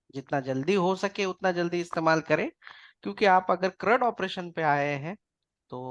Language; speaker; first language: Hindi; non-native, local second language; Marathi